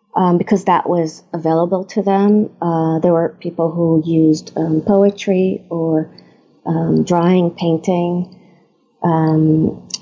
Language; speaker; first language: English; non-native, fluent; Hebrew